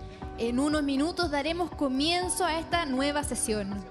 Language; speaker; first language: Spanish; native; Spanish